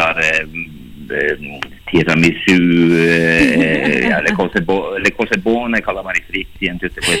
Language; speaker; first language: Italian; non-native, learner; Norwegian